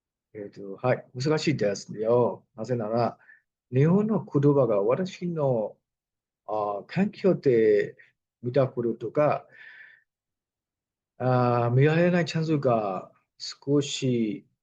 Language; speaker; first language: Japanese; non-native, learner; Burmese